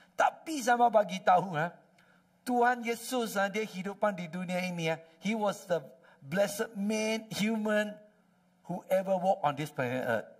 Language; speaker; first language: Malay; non-native, local second language; Chinese